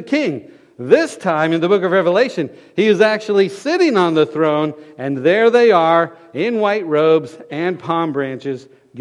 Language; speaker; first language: English; native; English